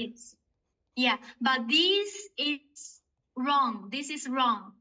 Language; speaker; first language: English; non-native, fluent; Chinese